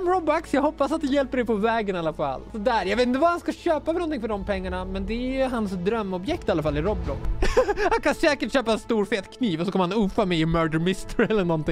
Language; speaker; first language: Swedish; native; Swedish